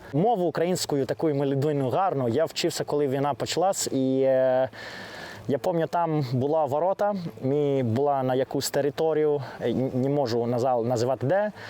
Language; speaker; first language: Ukrainian; non-native, learner; Greek